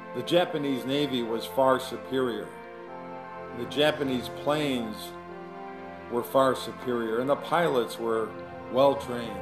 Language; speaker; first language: English; native; English